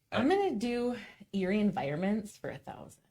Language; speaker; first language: English; native; English